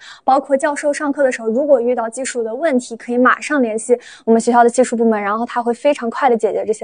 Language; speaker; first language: Chinese; native; Chinese